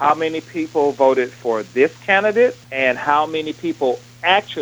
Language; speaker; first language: English; native; English